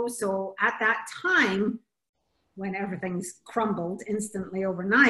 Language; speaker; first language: English; native; English